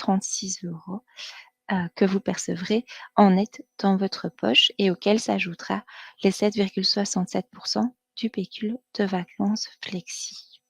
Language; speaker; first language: French; native; French